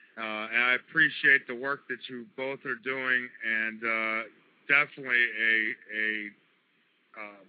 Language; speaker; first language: English; native; English